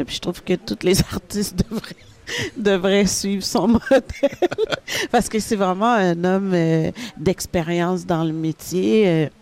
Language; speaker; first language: French; early bilingual, other home language; Haitian Creole